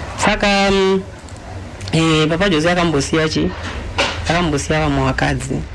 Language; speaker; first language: Shona; non-native, fluent; Luba-Lulua